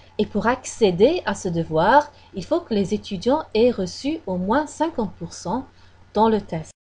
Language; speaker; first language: French; non-native, fluent; English